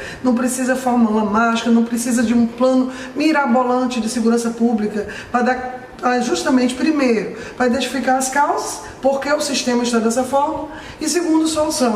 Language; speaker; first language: Portuguese; native; Portuguese